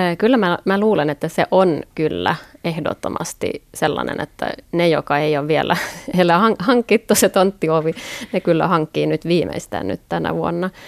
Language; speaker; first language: Finnish; non-native, local second language; Swedish